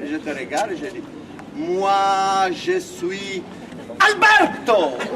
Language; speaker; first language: French; non-native, fluent; Italian